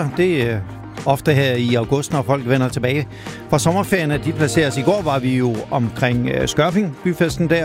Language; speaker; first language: Danish; native; Danish